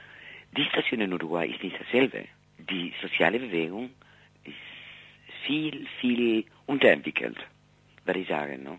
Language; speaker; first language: German; non-native, fluent; Spanish